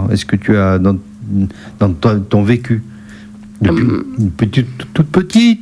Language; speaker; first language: French; native; French